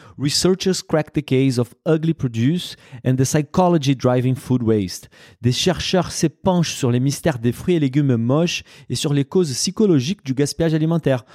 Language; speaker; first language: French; non-native, fluent; Portuguese